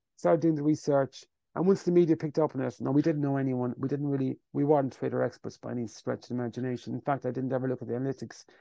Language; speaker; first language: English; native; English